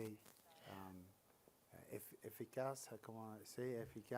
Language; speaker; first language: Spanish; non-native, learner; English